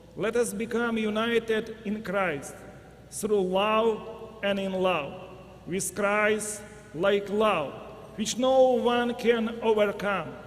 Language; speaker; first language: English; non-native, fluent; Ukrainian